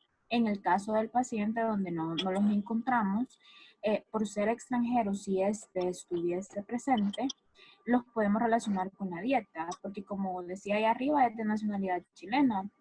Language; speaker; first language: Spanish; native; Spanish